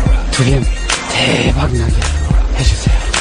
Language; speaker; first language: Korean; non-native, fluent; Thai